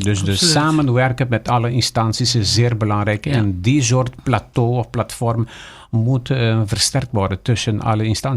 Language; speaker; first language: Dutch; non-native, local second language; Papiamento